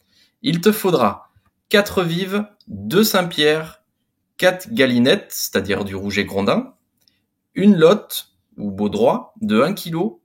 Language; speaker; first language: French; native; French